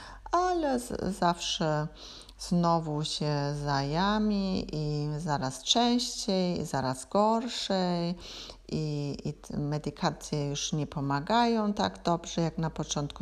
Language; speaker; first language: Polish; non-native, learner; German